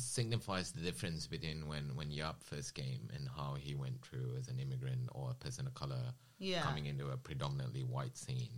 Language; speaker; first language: English; non-native, local second language; Malay